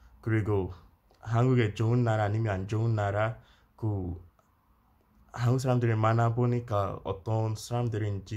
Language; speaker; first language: Korean; non-native, learner; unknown